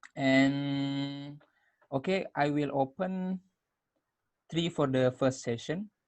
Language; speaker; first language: English; non-native, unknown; Indonesian